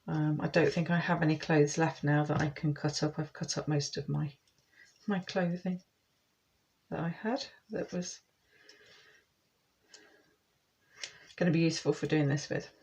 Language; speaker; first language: English; native; English